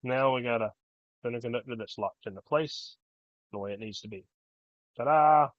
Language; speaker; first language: English; native; English